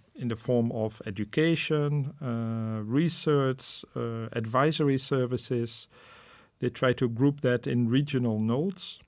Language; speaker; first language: English; non-native, fluent; Dutch